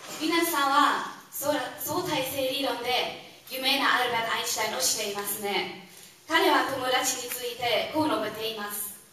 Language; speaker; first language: Japanese; non-native, fluent; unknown